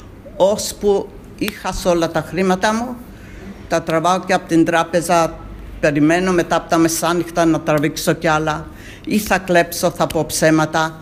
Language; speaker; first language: Greek; early bilingual, heritage; Greek